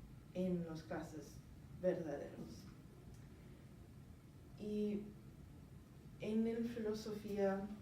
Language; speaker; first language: Spanish; non-native, learner; English